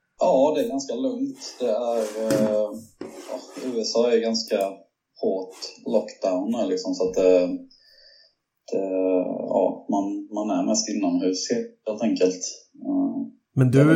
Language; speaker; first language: Swedish; native; Swedish